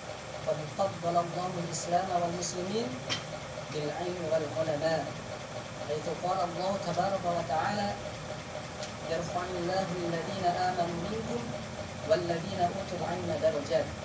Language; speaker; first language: Arabic; non-native, learner; Indonesian